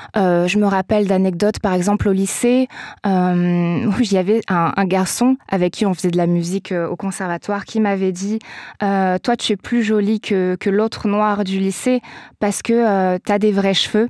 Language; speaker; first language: French; native; French